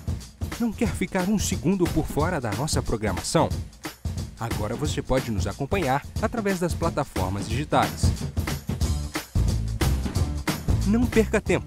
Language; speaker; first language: Portuguese; native; Portuguese